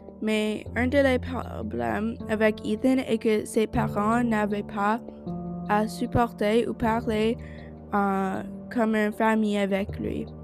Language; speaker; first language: French; non-native, learner; English